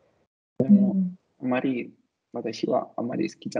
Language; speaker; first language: Japanese; non-native, learner; Italian